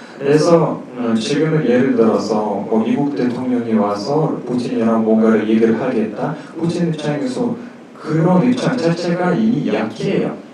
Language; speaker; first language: Korean; non-native, fluent; Russian